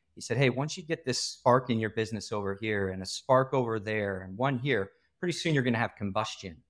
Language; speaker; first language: English; native; English